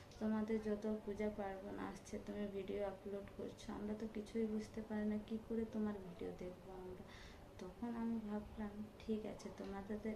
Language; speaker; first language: Bangla; non-native, local second language; Santali